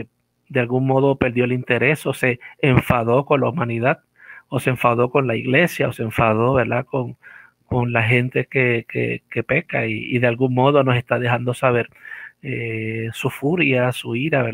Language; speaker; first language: Spanish; native; Spanish